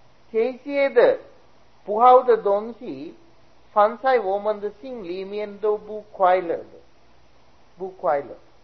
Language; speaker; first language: Chinese; non-native, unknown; Sinhala